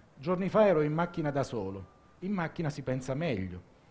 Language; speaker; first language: Italian; native; Italian